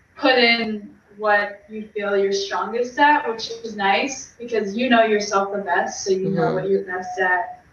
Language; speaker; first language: English; native; English